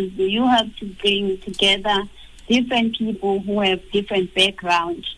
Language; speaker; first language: English; non-native, local second language; Xhosa